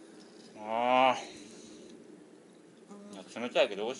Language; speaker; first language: Japanese; native; Japanese